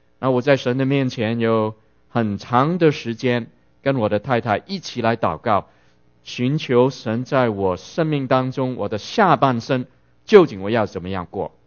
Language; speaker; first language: Chinese; non-native, local second language; Cantonese